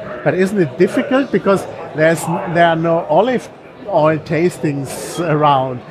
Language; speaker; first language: English; non-native, fluent; German